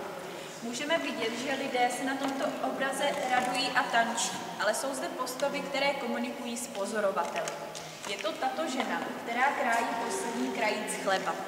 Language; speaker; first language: Czech; native; Czech